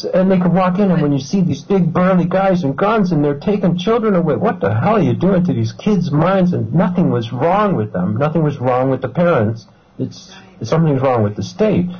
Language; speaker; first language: English; native; English